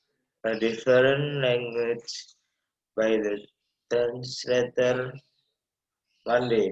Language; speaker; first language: English; non-native, learner; Indonesian